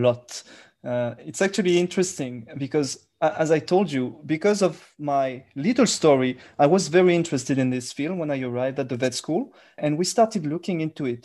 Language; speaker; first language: English; non-native, fluent; French